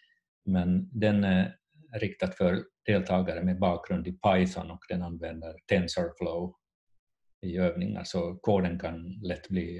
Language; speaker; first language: Swedish; non-native, fluent; Finnish